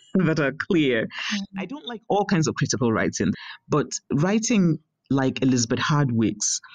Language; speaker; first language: English; non-native, local second language; Igbo